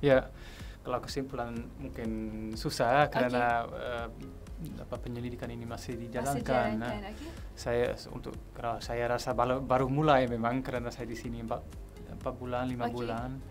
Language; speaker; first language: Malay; non-native, fluent; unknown